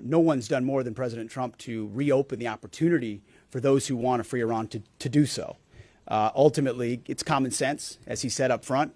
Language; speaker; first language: English; native; English